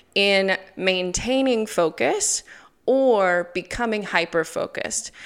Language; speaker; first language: English; native; English